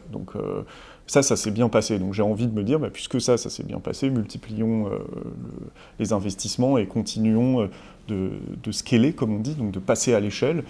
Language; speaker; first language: French; native; French